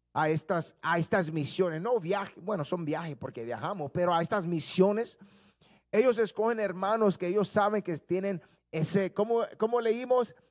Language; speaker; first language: Spanish; early bilingual, heritage; Spanish